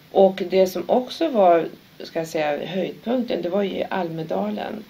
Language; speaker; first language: Swedish; native; Swedish